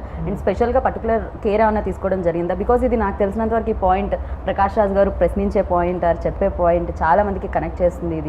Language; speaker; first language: Telugu; native; Telugu